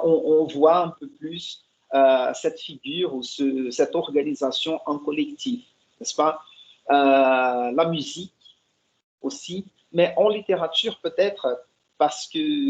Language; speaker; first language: French; non-native, fluent; Portuguese